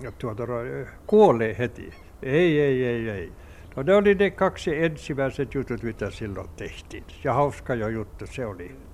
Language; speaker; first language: Finnish; non-native, local second language; Swedish